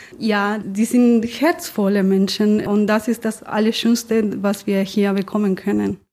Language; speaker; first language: German; non-native, fluent; Spanish